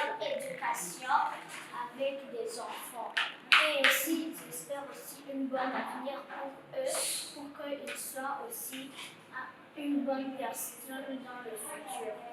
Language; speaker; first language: French; non-native, learner; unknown